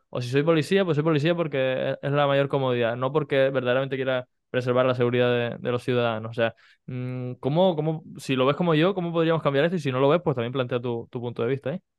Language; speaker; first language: Spanish; native; Spanish